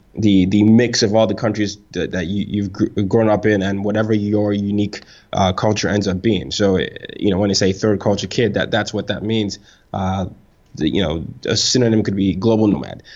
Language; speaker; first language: English; non-native, local second language; Yoruba